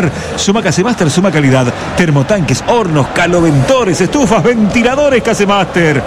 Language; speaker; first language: Spanish; native; Spanish